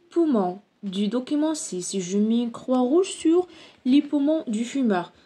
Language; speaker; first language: French; non-native, local second language; Arabic